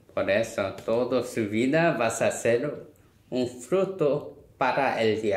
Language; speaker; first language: Spanish; non-native, learner; Korean